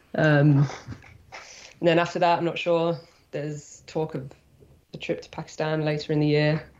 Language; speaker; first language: English; native; English